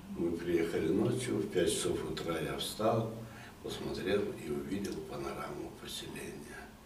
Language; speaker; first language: Russian; native; Russian